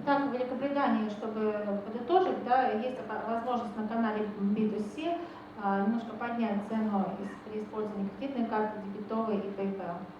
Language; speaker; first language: Russian; native; Russian